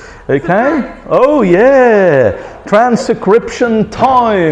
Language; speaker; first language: English; non-native, fluent; Arabic